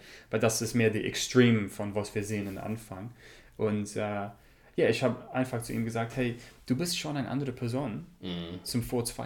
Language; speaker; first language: German; non-native, learner; English